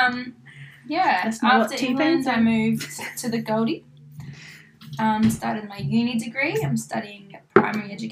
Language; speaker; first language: English; native; English